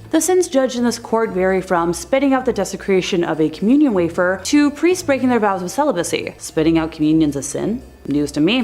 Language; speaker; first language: English; native; English